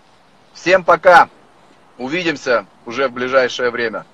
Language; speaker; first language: Russian; native; Russian